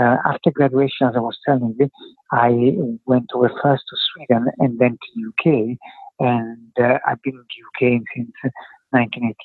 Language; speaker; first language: English; non-native, fluent; Italian